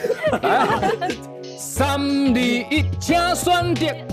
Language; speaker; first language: Chinese; native; Chinese